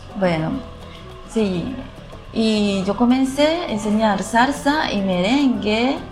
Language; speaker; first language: Spanish; non-native, learner; Japanese